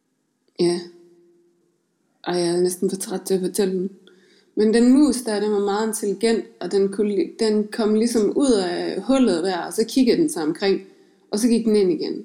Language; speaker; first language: Danish; native; Danish